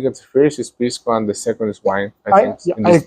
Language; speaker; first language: English; non-native, learner; Spanish